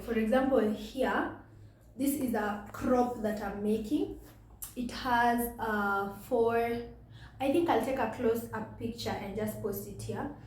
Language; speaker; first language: English; non-native, local second language; Swahili